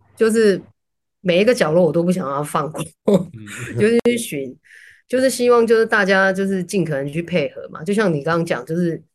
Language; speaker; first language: Chinese; native; Chinese